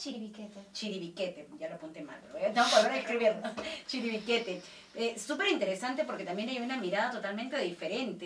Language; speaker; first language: Spanish; native; Spanish